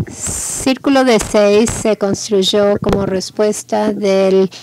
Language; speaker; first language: Spanish; non-native, fluent; English